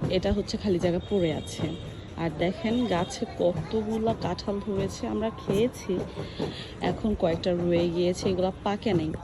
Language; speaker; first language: Bangla; early bilingual, heritage; Bangla